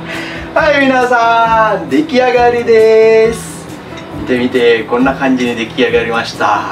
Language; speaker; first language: Japanese; non-native, fluent; Sinhala